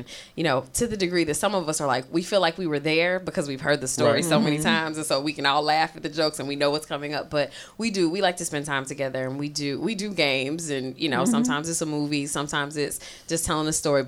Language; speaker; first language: English; native; English